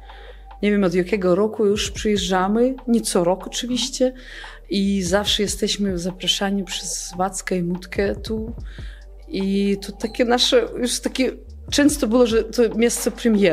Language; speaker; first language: Polish; non-native, fluent; Belarusian